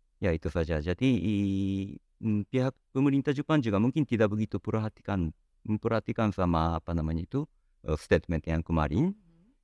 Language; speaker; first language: Indonesian; non-native, fluent; Japanese